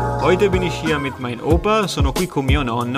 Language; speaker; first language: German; non-native, learner; Italian